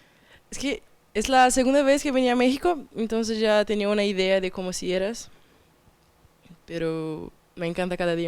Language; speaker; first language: Spanish; non-native, fluent; Portuguese